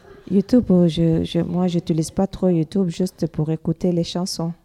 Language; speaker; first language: French; non-native, learner; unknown